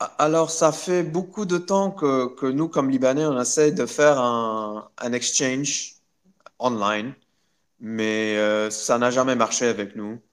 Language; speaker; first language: French; non-native, local second language; Arabic